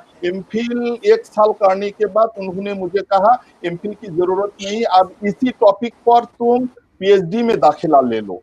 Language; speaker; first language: Urdu; non-native, local second language; Bangla